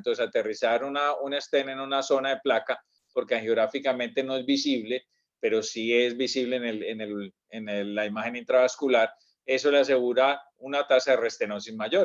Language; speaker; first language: Spanish; native; Spanish